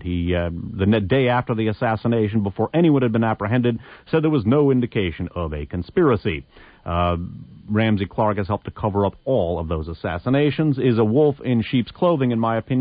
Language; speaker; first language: English; native; English